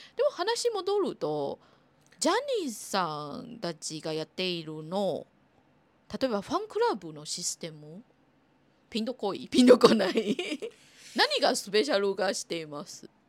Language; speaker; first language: Japanese; non-native, fluent; Chinese